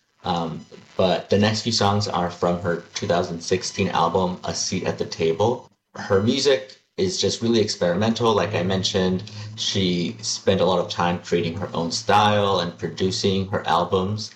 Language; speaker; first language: English; early bilingual, other home language; Spanish